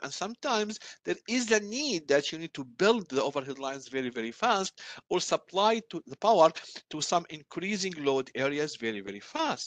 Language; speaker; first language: English; non-native, fluent; Arabic